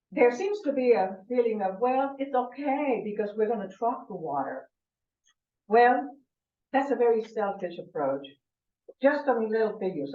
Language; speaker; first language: English; non-native, fluent; Spanish